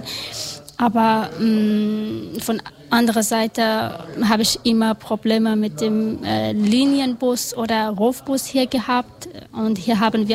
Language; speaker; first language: German; non-native, learner; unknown